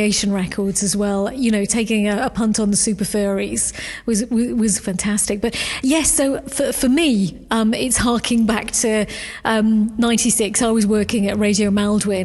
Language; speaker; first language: English; native; English